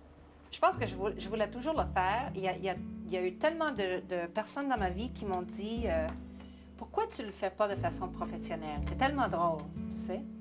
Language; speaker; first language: French; non-native, local second language; English